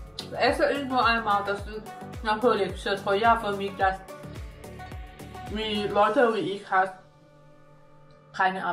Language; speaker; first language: German; non-native, learner; Thai